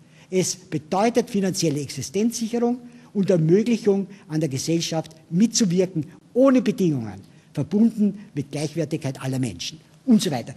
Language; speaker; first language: German; native; German